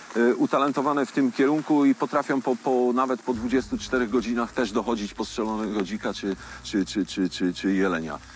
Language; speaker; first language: Polish; native; Polish